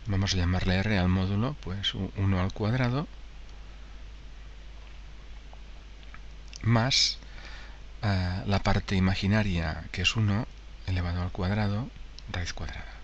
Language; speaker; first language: Spanish; native; Spanish